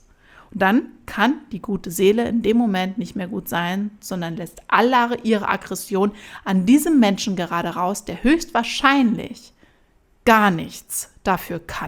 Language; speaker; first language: German; native; German